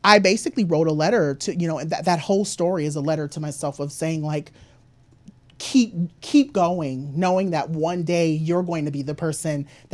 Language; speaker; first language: English; native; English